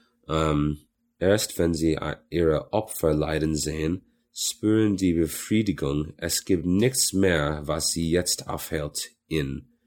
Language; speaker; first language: German; non-native, fluent; English